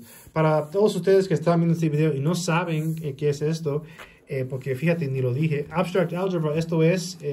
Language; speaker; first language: Spanish; early bilingual, heritage; Spanish